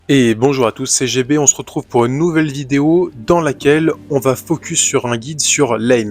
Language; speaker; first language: French; native; French